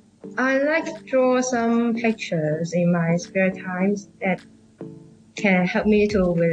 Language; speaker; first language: English; non-native, local second language; Cantonese